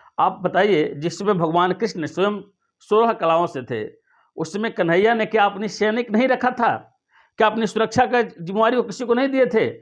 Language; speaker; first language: Hindi; native; Hindi